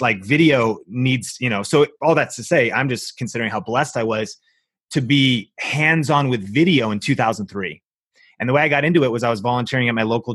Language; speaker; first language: English; native; English